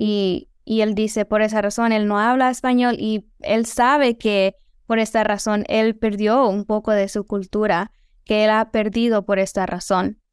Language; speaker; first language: Spanish; early bilingual, heritage; Spanish